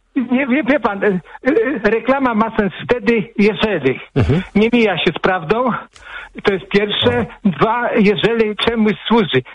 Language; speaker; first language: Polish; native; Polish